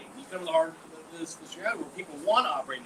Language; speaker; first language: English; native; English